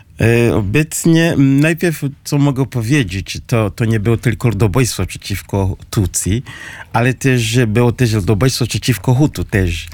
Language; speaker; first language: Polish; non-native, learner; Kinyarwanda